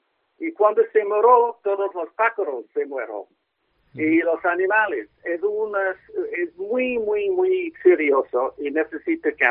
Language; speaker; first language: Spanish; non-native, learner; English